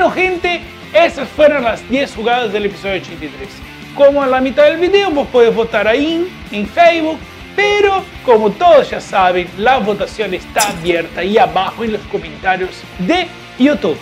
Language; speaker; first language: Spanish; native; Spanish